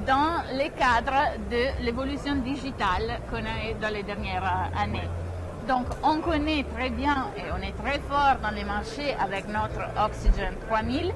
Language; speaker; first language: French; non-native, fluent; Italian